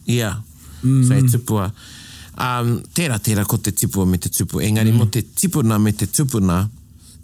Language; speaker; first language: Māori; non-native, local second language; English